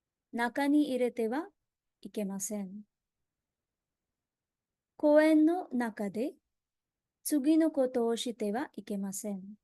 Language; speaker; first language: Japanese; non-native, fluent; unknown